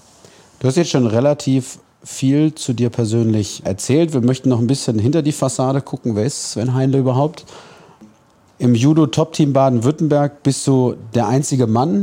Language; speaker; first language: German; native; German